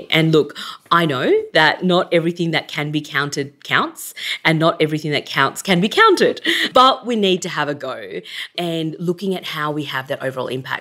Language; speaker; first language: English; native; English